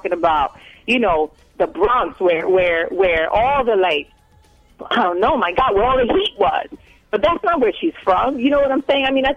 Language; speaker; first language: English; native; English